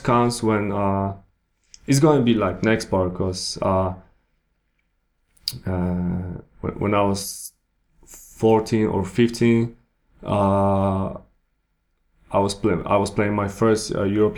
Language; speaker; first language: English; non-native, learner; Polish